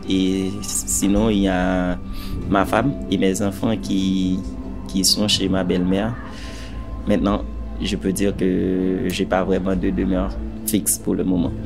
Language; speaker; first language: French; non-native, local second language; Haitian Creole